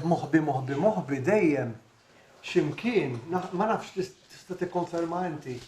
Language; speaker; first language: Maltese; native; Maltese